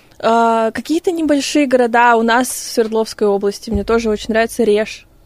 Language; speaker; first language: Russian; native; Russian